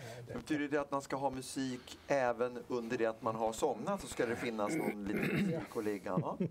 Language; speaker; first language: Swedish; native; Swedish